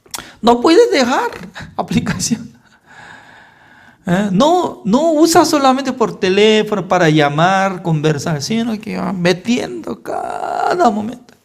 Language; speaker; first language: Spanish; non-native, fluent; Korean